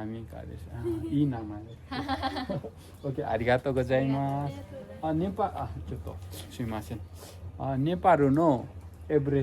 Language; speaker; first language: Japanese; non-native, learner; Nepali